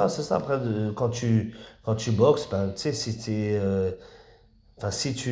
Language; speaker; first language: French; native; French